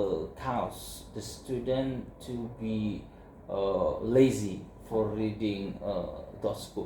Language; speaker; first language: English; non-native, learner; Indonesian